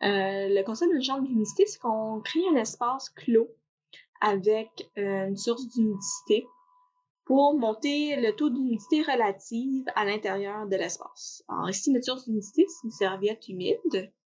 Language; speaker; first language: French; native; French